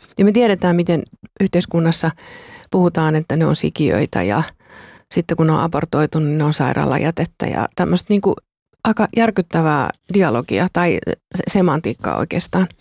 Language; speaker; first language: Finnish; native; Finnish